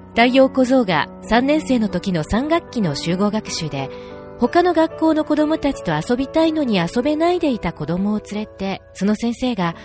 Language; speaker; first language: Japanese; native; Japanese